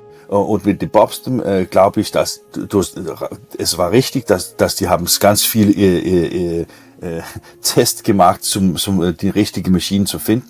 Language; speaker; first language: German; non-native, learner; Danish